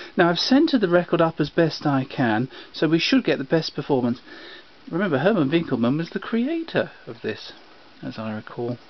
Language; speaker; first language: English; native; English